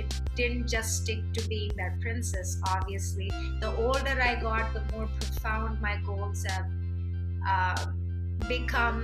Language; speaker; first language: English; non-native, local second language; Telugu